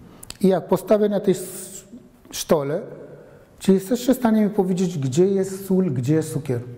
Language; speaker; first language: Polish; non-native, fluent; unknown